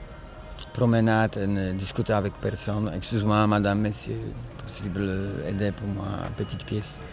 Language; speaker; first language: French; non-native, learner; Polish